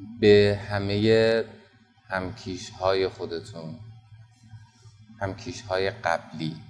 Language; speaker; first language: Persian; native; Persian